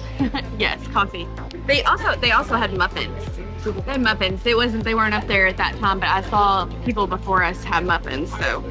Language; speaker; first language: English; native; English